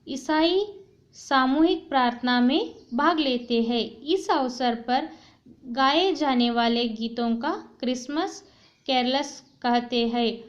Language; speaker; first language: Hindi; non-native, local second language; Kannada